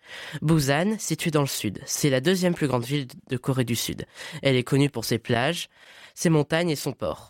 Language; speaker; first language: French; native; French